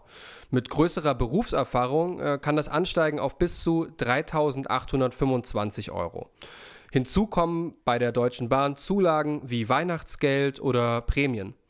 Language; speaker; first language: German; native; German